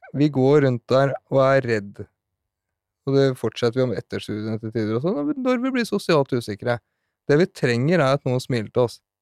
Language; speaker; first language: Norwegian; native; Norwegian